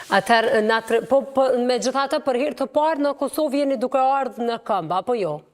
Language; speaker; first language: Albanian; native; Albanian